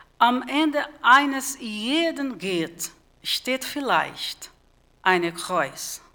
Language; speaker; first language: German; non-native, fluent; Portuguese